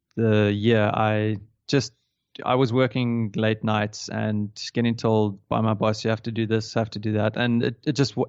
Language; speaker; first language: English; native; English